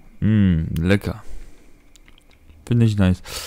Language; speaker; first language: German; non-native, fluent; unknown